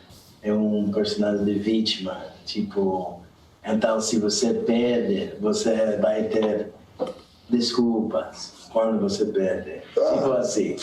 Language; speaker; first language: Portuguese; non-native, learner; English